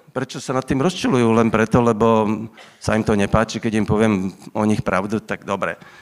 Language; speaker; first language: Slovak; native; Slovak